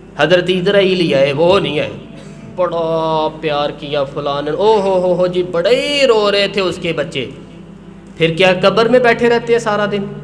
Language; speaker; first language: Urdu; non-native, local second language; Punjabi